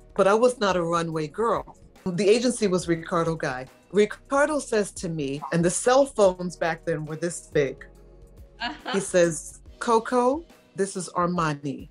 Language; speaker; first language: English; native; English